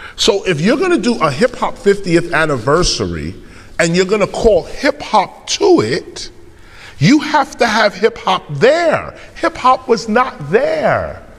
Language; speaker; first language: English; native; English